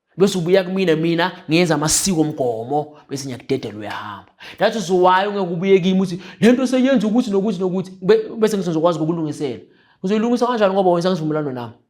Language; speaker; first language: Zulu; native; Zulu